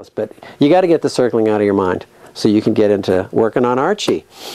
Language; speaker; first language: English; native; English